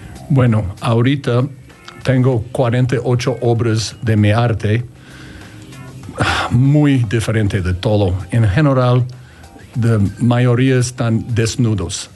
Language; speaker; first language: Spanish; non-native, learner; English